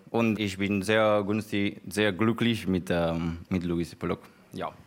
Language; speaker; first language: German; non-native, learner; Spanish